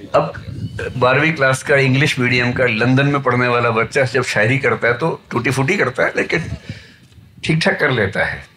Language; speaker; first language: Hindi; native; Hindi